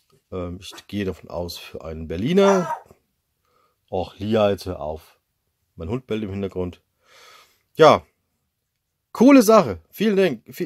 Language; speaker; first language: German; native; German